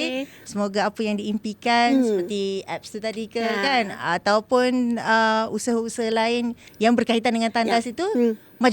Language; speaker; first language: Malay; native; Malay